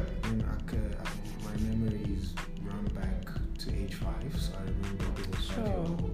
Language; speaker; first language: English; non-native, local second language; Zulu